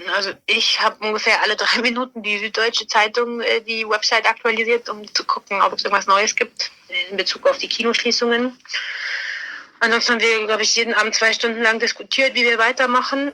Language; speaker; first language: German; native; German